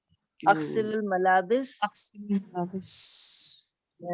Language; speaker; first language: Arabic; non-native, learner; Urdu